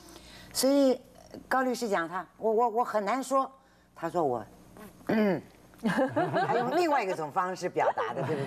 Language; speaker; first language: Chinese; native; Chinese